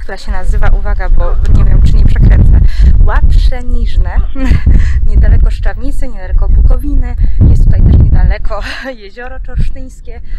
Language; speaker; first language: Polish; native; Polish